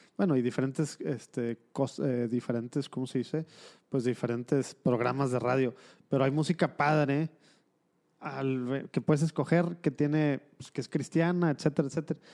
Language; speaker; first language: Spanish; native; Spanish